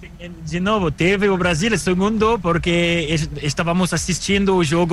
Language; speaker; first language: Portuguese; non-native, fluent; French